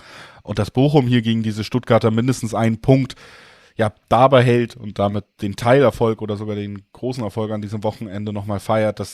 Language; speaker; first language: German; native; German